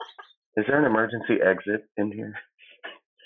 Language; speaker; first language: English; native; English